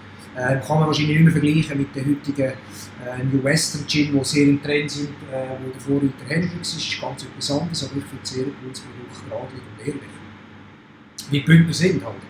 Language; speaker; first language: German; native; German